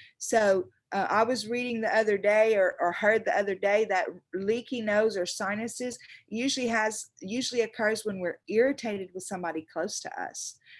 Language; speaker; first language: English; native; English